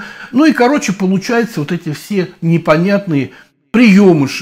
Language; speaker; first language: Russian; native; Russian